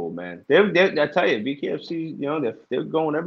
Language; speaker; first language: English; native; English